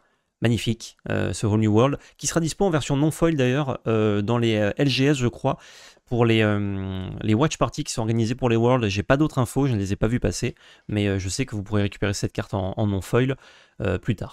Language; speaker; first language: French; native; French